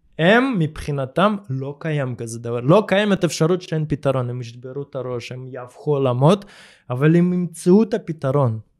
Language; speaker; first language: Hebrew; early bilingual, other home language; Russian